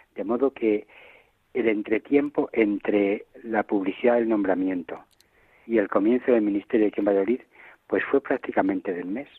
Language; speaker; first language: Spanish; native; Spanish